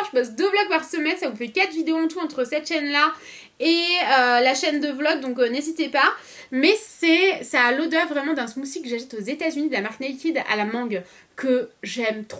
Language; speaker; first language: French; native; French